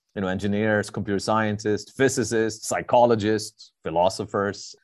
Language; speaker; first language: English; non-native, fluent; Swedish